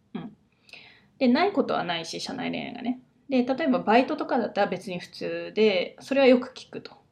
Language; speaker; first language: Japanese; native; Japanese